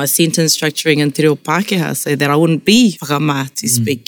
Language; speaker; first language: English; non-native, local second language; Māori